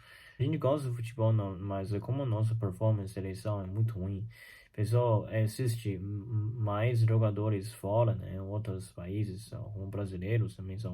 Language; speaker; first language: Portuguese; non-native, fluent; Chinese